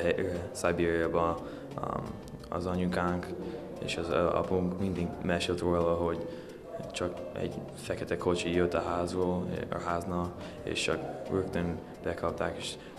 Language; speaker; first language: Hungarian; early bilingual, heritage; Hungarian